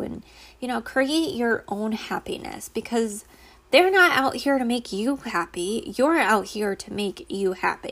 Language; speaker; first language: English; native; English